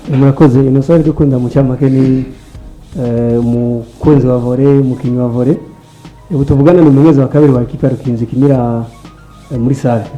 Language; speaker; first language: Rundi; native; Rundi